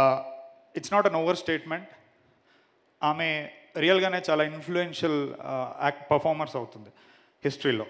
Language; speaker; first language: Telugu; native; Telugu